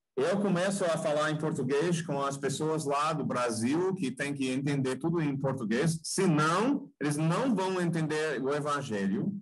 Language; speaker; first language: Portuguese; non-native, fluent; English